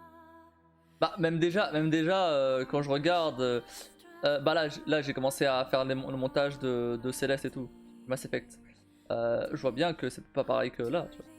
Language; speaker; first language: French; native; French